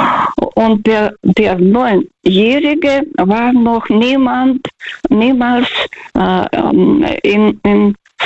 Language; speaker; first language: German; non-native, learner; Russian